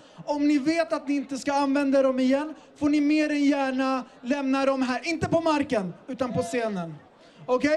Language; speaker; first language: Swedish; early bilingual, other home language; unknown